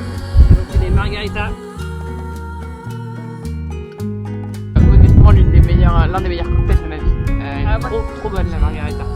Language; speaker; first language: French; native; French